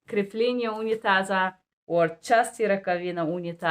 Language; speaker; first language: Russian; non-native, learner; Bulgarian